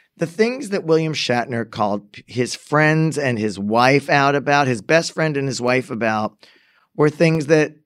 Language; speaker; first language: English; native; English